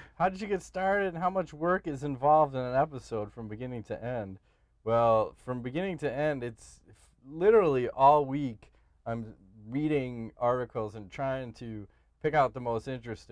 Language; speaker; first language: English; native; English